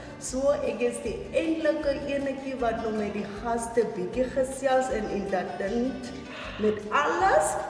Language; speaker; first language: Afrikaans; non-native, local second language; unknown